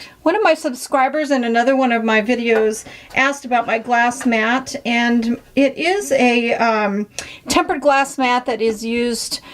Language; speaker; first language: English; native; English